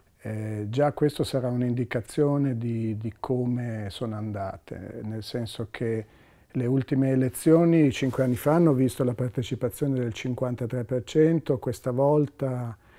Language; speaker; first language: Italian; native; Italian